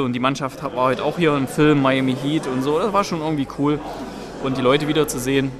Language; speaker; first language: German; native; German